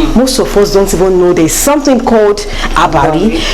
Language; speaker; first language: English; non-native, local second language; Yoruba